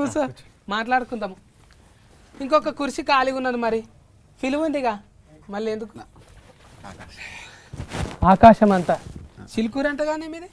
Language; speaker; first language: Telugu; native; Telugu